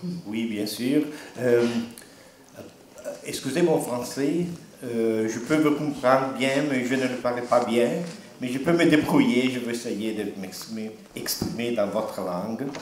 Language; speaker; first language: French; non-native, learner; Italian